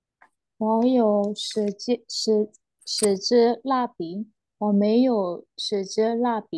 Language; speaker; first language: Chinese; non-native, learner; Burmese